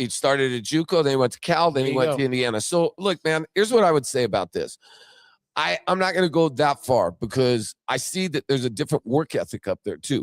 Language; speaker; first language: English; native; English